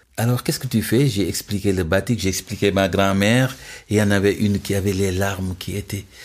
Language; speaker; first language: French; non-native, local second language; Wolof